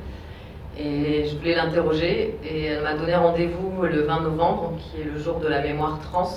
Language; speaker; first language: French; native; French